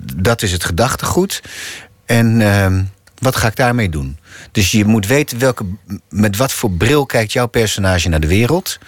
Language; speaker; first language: Dutch; non-native, local second language; Low German